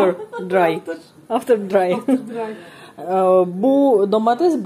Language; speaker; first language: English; non-native, learner; Russian